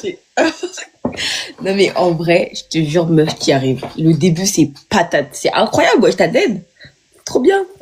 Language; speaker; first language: French; native; French